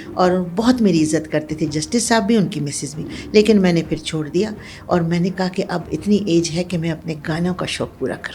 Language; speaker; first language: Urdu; non-native, local second language; Pashto